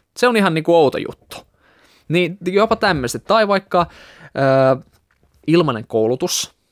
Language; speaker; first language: Finnish; non-native, fluent; Russian